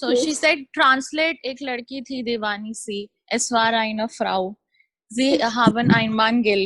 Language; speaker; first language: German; non-native, learner; Hindi